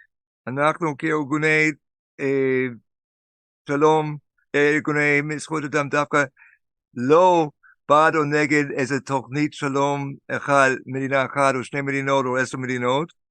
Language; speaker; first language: Hebrew; non-native, fluent; English